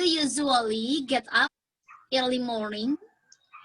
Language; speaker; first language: English; non-native, learner; Indonesian